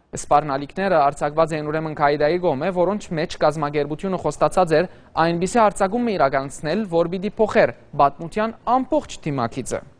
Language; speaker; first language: Armenian; early bilingual, heritage; Armenian